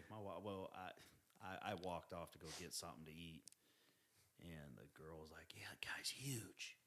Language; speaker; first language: English; native; English